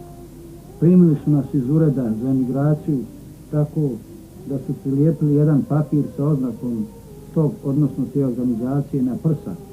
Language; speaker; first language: Bosnian; native; Bosnian